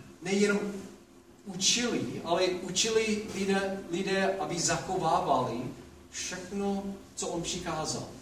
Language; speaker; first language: Czech; non-native, fluent; English